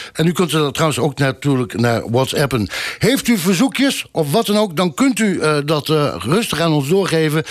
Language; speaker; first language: Dutch; native; Dutch